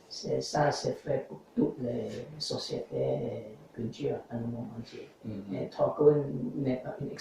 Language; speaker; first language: French; non-native, fluent; English